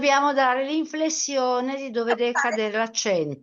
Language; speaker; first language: Italian; native; Italian